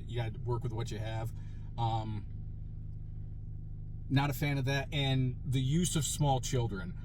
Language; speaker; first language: English; native; English